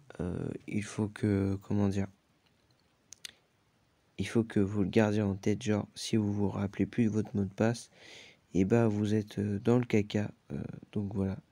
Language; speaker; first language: French; native; French